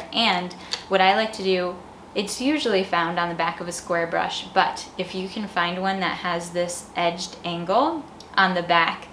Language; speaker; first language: English; native; English